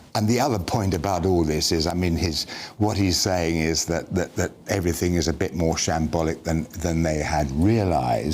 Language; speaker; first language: English; native; English